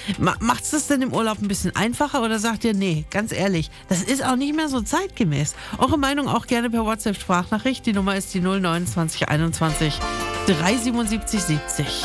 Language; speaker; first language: German; native; German